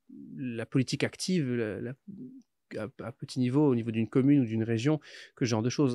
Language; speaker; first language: French; native; French